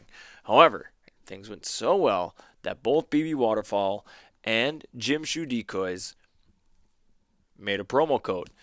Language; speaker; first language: English; native; English